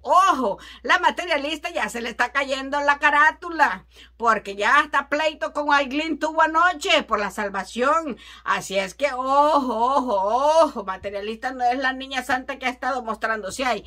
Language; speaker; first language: Spanish; native; Spanish